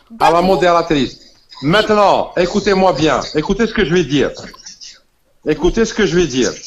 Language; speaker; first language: French; non-native, local second language; Arabic